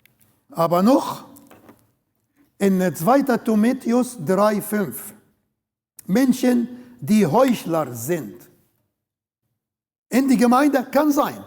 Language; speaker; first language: German; non-native, learner; Arabic